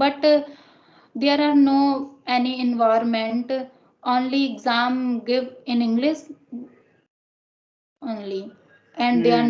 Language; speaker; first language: English; non-native, learner; Hindi